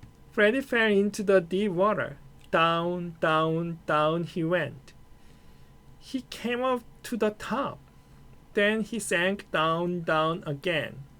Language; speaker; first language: English; non-native, fluent; Korean